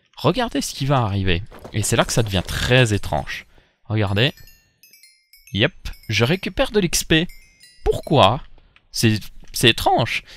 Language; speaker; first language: French; native; French